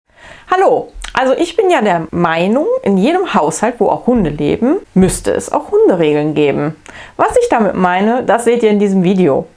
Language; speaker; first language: German; native; German